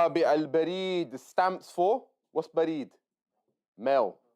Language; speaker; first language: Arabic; non-native, fluent; English